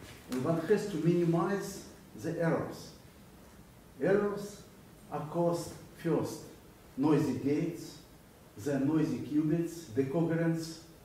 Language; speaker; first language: English; non-native, fluent; Russian